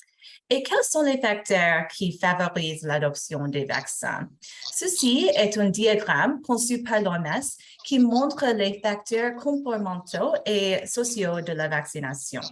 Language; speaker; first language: French; non-native, fluent; English